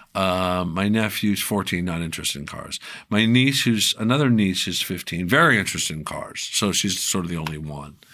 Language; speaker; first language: English; native; English